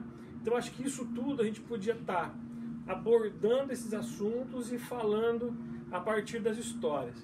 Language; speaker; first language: Portuguese; native; Portuguese